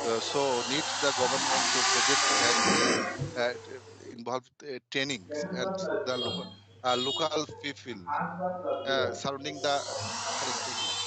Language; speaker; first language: English; non-native, learner; Bangla